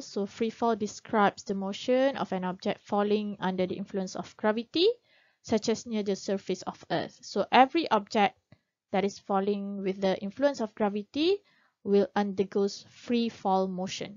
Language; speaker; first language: English; non-native, local second language; Malay